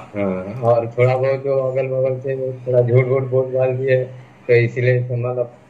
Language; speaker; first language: Hindi; non-native, local second language; Odia